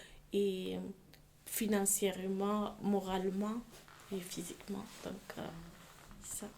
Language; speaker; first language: French; non-native, fluent; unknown